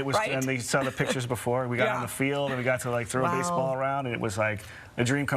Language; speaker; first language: English; native; English